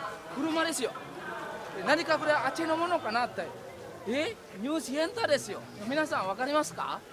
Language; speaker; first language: Japanese; non-native, learner; Indonesian